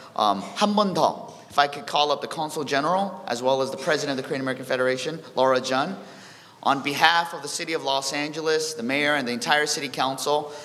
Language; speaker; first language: English; early bilingual, other home language; Korean